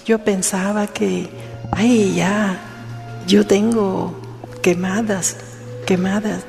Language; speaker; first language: Spanish; non-native, learner; Vietnamese